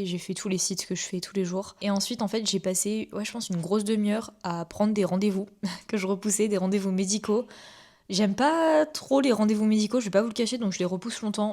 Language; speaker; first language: French; native; French